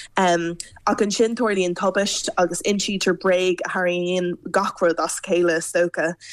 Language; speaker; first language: Irish; non-native, local second language; English